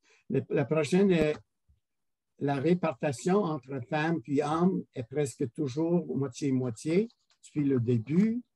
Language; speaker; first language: French; non-native, local second language; English